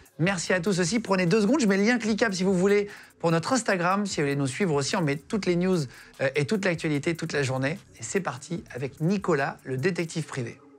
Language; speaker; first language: French; native; French